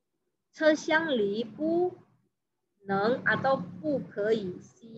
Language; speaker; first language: Chinese; non-native, fluent; Indonesian